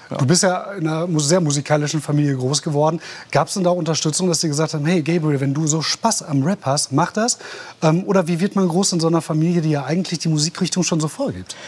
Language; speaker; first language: German; native; German